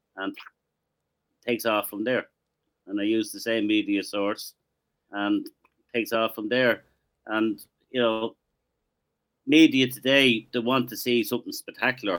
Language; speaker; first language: English; native; English